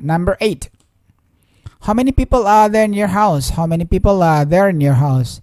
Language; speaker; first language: English; non-native, fluent; Indonesian